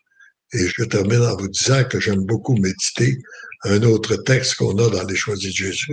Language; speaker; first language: French; native; French